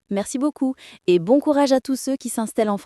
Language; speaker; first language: French; non-native, fluent; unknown